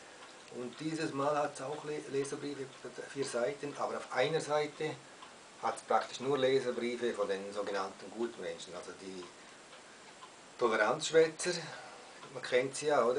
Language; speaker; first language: German; native; German